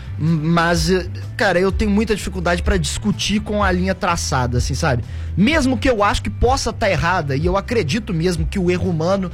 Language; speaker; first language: Portuguese; native; Portuguese